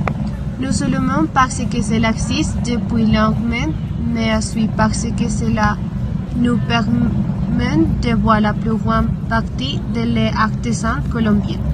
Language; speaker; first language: French; non-native, learner; Spanish